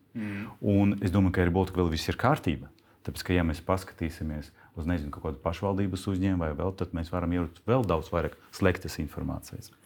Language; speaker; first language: Latvian; non-native, local second language; Russian